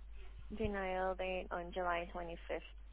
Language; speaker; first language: English; native; English